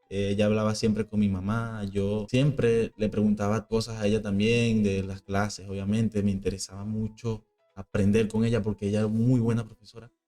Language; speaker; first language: Spanish; native; Spanish